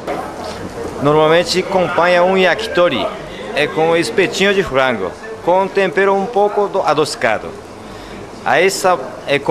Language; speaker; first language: Portuguese; non-native, learner; Japanese